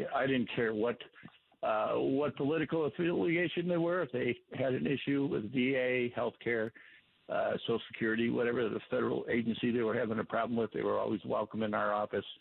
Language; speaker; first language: English; native; English